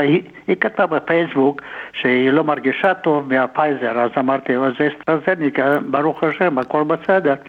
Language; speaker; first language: Hebrew; non-native, fluent; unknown